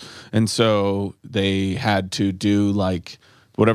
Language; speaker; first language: English; native; English